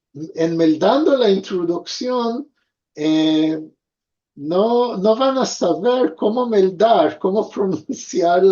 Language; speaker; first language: Spanish; early bilingual, heritage; Ladino